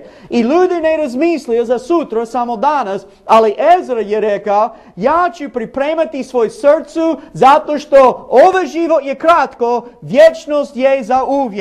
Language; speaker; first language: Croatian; non-native, learner; English